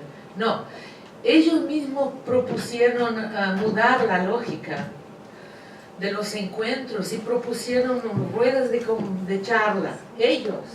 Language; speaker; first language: Spanish; non-native, fluent; Portuguese